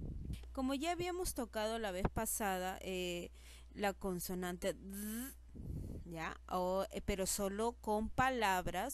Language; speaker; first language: Spanish; native; Spanish